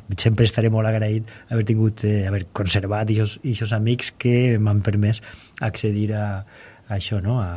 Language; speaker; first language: Catalan; non-native, local second language; Spanish